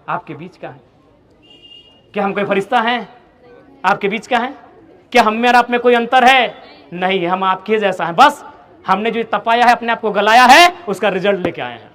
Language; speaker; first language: Hindi; non-native, local second language; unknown